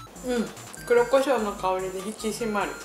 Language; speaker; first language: Japanese; native; Japanese